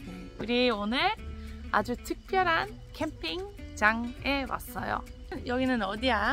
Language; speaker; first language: Korean; non-native, fluent; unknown